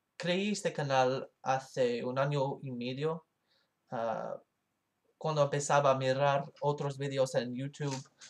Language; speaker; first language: Spanish; non-native, learner; English